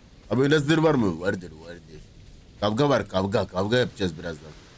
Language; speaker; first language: Turkish; native; Turkish